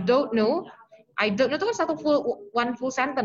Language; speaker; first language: English; non-native, local second language; Indonesian